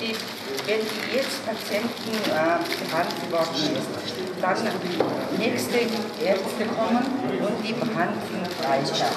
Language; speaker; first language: German; non-native, learner; Mongolian